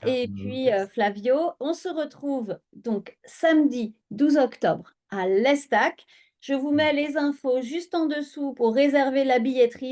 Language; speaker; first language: French; native; French